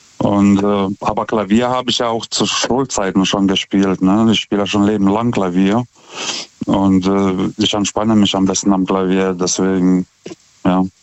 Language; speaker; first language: German; non-native, fluent; Lithuanian